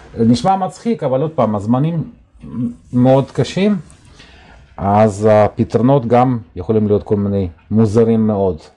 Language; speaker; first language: Hebrew; non-native, fluent; Russian